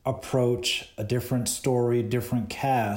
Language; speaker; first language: English; native; English